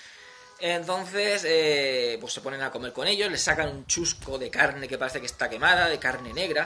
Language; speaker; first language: Spanish; native; Spanish